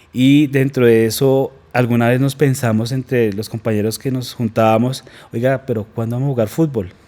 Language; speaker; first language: Spanish; native; Spanish